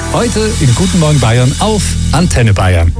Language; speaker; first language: German; native; German